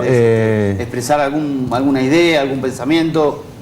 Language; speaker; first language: Spanish; native; Spanish